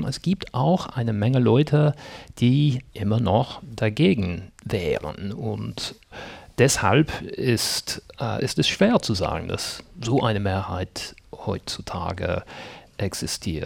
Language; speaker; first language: German; non-native, fluent; English